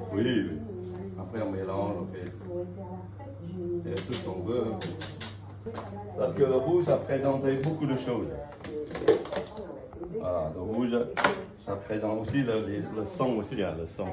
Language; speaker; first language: French; non-native, fluent; Vietnamese